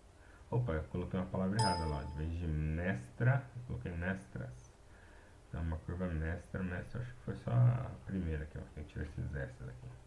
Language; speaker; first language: Portuguese; native; Portuguese